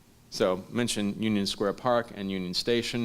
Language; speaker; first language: English; native; English